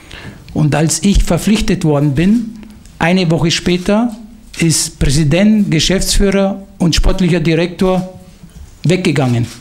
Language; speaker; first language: German; non-native, fluent; Italian